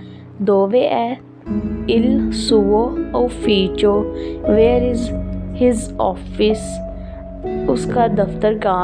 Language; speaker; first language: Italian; non-native, learner; Urdu